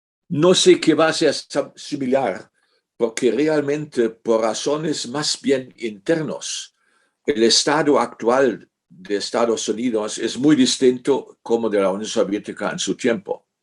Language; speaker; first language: Spanish; non-native, fluent; German